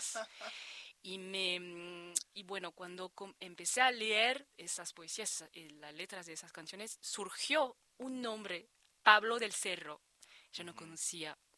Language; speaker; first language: Spanish; non-native, fluent; French